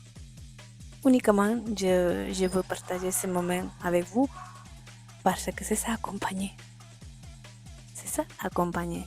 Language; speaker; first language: French; non-native, fluent; Spanish